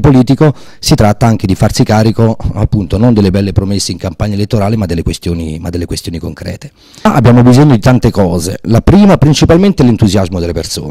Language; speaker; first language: Italian; native; Italian